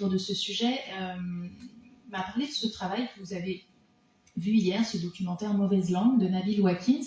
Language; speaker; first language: French; native; French